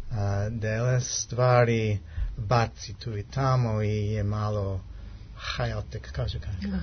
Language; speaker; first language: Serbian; non-native, learner; English